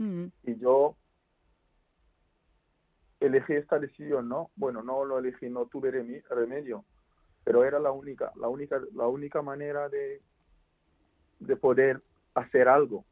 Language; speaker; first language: Spanish; non-native, fluent; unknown